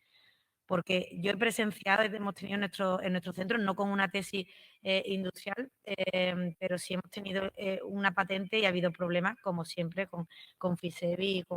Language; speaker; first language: Spanish; native; Spanish